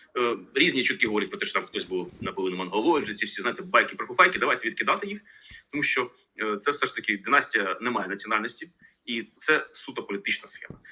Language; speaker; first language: Ukrainian; native; Ukrainian